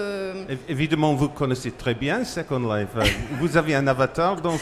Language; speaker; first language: French; non-native, fluent; English